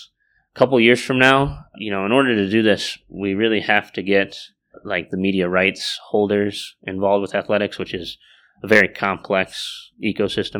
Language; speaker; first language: English; native; English